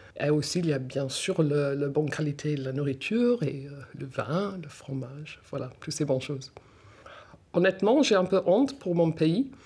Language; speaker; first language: French; non-native, fluent; English